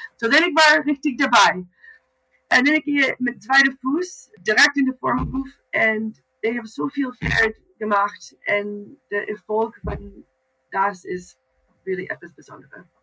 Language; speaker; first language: German; non-native, learner; English